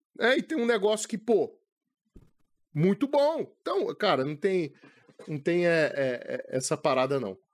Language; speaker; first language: Portuguese; native; Portuguese